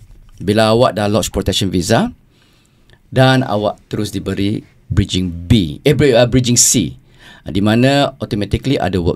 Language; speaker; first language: Malay; native; Malay